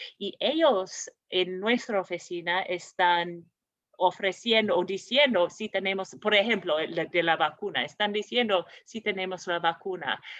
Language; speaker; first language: Spanish; non-native, fluent; English